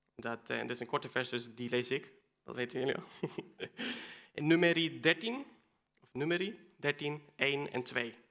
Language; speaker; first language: Dutch; non-native, fluent; Spanish